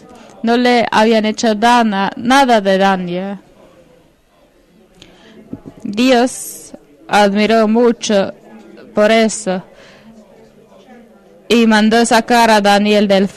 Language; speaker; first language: Spanish; non-native, fluent; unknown